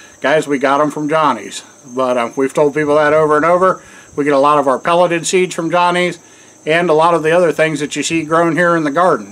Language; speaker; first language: English; native; English